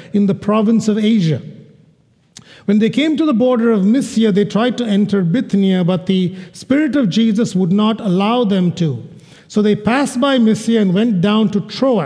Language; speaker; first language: English; non-native, local second language; Malayalam